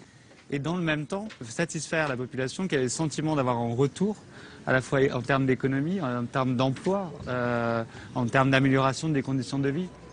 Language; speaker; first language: French; native; French